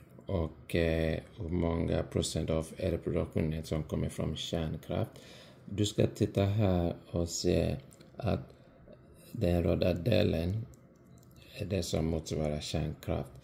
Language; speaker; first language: Swedish; non-native, fluent; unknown